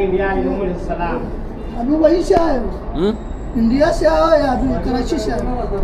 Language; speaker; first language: Hindi; non-native, fluent; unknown